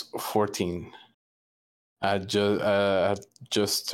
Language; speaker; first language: English; non-native, fluent; Spanish